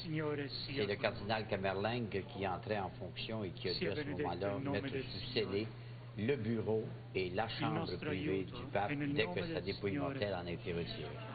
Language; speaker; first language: French; native; French